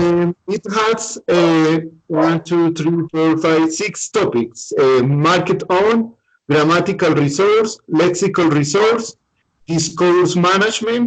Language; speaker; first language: English; non-native, learner; Spanish